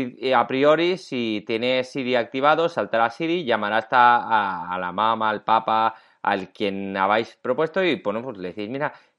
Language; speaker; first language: Spanish; native; Spanish